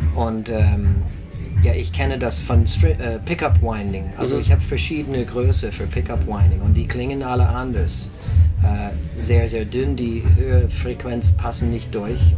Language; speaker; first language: German; non-native, fluent; English